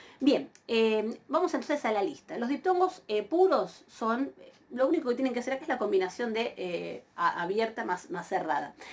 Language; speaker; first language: Spanish; native; Spanish